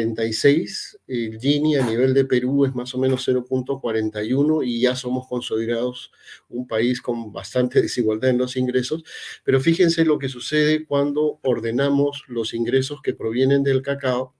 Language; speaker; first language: Spanish; native; Spanish